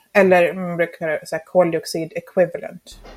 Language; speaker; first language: Swedish; non-native, fluent; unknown